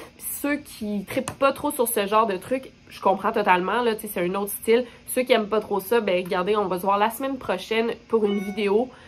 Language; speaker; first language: French; native; French